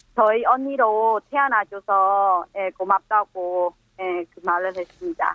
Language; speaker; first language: Korean; non-native, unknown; Khmer